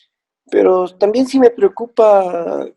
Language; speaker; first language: Spanish; native; Spanish